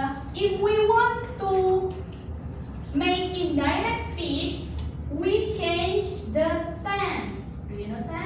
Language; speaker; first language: English; non-native, fluent; Indonesian